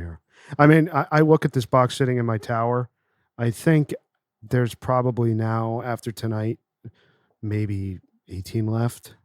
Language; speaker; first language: English; native; English